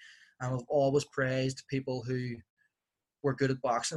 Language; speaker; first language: English; native; English